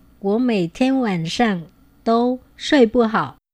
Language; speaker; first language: Chinese; non-native, fluent; Vietnamese